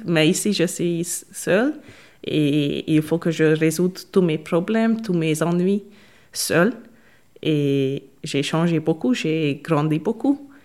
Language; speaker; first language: French; non-native, learner; Hungarian